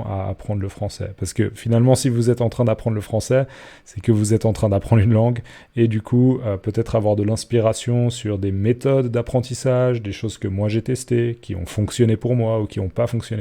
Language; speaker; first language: French; native; French